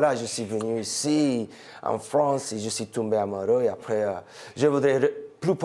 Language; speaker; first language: French; non-native, fluent; English